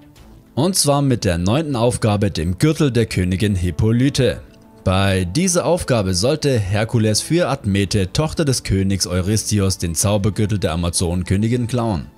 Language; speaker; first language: German; native; German